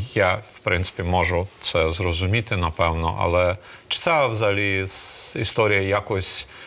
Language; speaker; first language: Ukrainian; native; Ukrainian